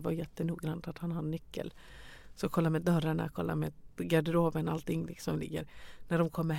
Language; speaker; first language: Swedish; non-native, fluent; Persian